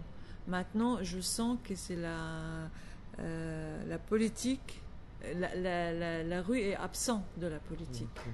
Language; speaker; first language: French; non-native, fluent; Arabic